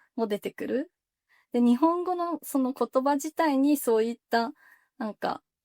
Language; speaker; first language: Japanese; native; Japanese